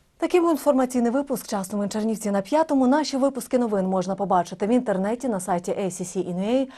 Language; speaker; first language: Ukrainian; native; Ukrainian